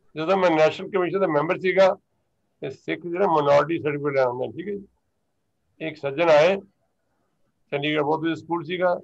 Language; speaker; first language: Hindi; non-native, local second language; Punjabi